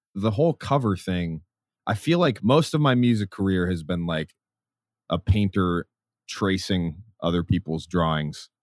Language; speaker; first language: English; native; English